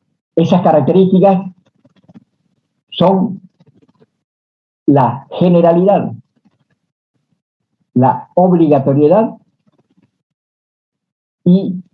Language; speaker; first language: Spanish; native; Spanish